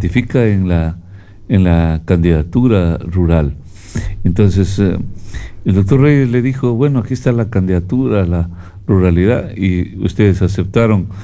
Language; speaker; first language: Spanish; native; Spanish